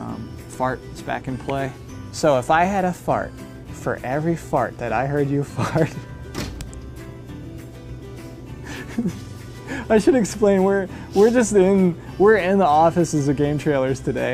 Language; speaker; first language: English; native; English